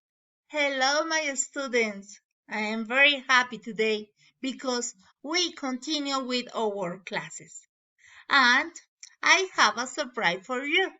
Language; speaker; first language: English; non-native, learner; Spanish